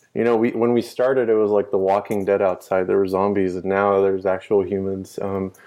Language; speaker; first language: English; early bilingual, other home language; Spanish